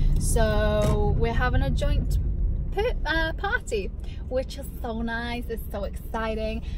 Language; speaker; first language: English; native; English